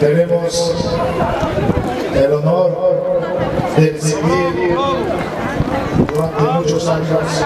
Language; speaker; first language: Spanish; non-native, fluent; Arabic